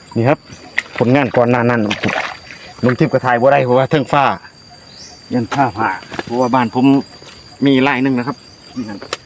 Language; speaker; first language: Thai; native; Thai